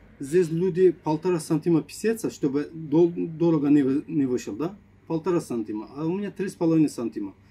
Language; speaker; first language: Russian; non-native, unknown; Turkish